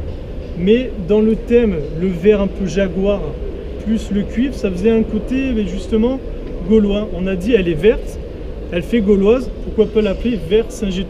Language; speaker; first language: French; native; French